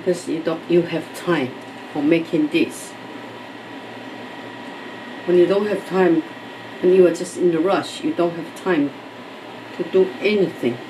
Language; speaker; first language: English; non-native, learner; Chinese